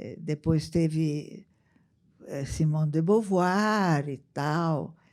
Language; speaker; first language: Portuguese; early bilingual, other home language; Italian